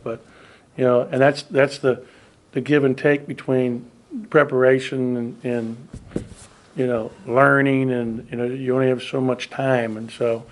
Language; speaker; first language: English; native; English